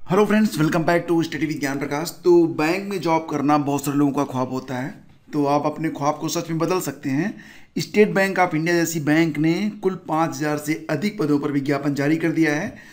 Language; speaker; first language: Hindi; native; Hindi